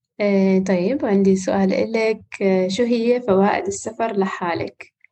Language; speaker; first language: Arabic; non-native, fluent; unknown